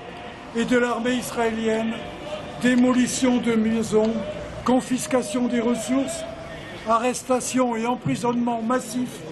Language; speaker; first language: French; native; French